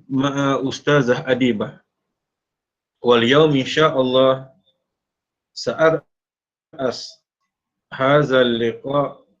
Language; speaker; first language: Arabic; non-native, fluent; Malay